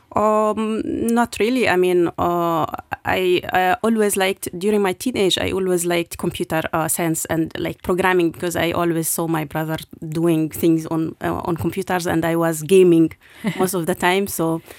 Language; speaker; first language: English; non-native, fluent; Arabic